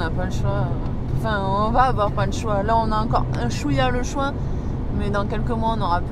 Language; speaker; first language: French; native; French